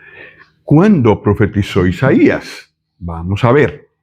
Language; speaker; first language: Spanish; native; Spanish